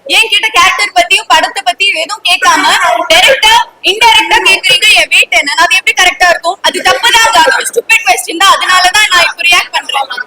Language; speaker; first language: Tamil; non-native, local second language; Malayalam